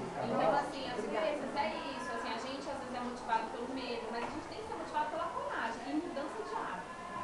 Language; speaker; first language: Portuguese; native; Portuguese